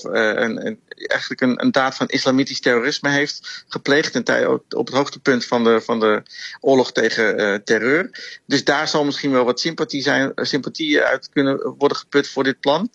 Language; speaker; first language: Dutch; native; Dutch